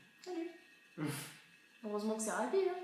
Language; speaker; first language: French; native; French